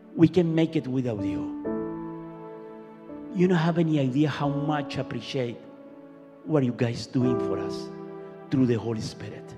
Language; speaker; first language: English; non-native, learner; Spanish